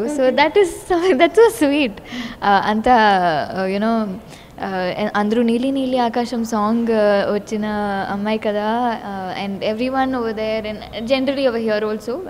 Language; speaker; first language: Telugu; non-native, learner; Tamil